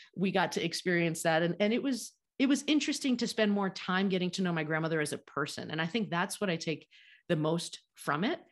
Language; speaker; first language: English; native; English